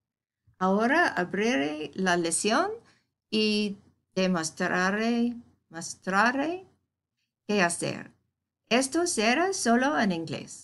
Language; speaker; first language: Spanish; non-native, fluent; English